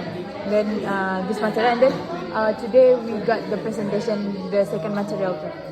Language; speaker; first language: English; non-native, learner; Indonesian